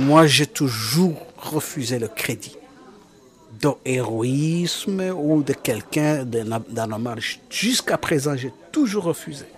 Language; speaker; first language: French; non-native, local second language; Kinyarwanda